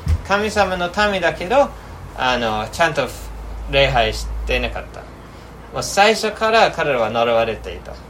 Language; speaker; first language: Japanese; non-native, fluent; English